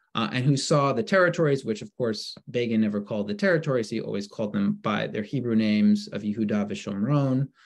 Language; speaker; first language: English; native; English